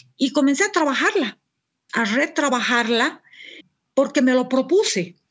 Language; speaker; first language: Spanish; native; Spanish